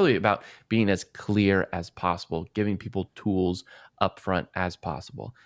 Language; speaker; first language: English; native; English